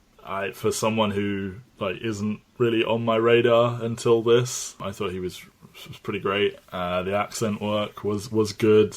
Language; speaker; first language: English; native; English